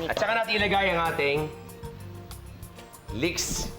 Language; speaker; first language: Filipino; native; Filipino